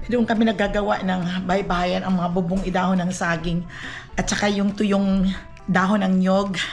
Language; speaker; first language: Filipino; non-native, local second language; Cebuano